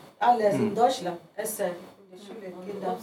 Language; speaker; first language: German; non-native, learner; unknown